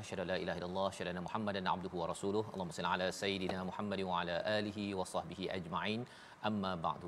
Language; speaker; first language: Malay; native; Malay